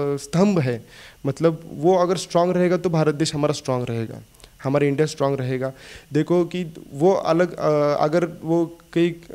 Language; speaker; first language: Hindi; non-native, local second language; Marathi